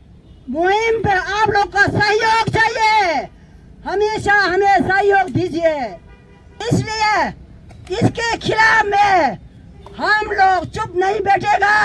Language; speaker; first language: Hindi; non-native, local second language; Tibetan